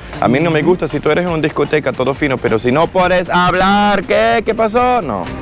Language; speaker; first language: Spanish; non-native, fluent; German